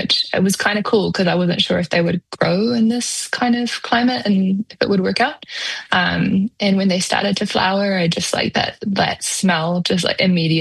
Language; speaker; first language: English; native; English